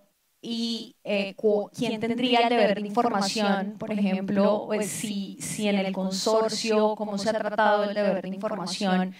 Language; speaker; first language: Spanish; native; Spanish